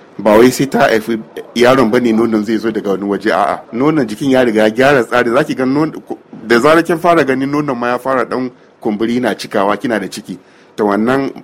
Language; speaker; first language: Hausa; native; Hausa